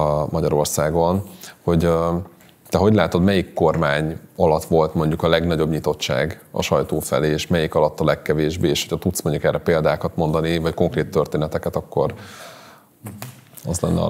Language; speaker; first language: Hungarian; native; Hungarian